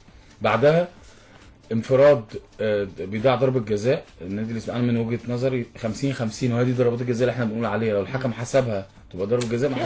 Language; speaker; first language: Arabic; native; Arabic